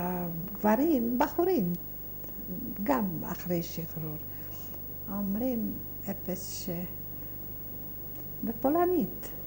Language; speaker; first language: Hebrew; non-native, fluent; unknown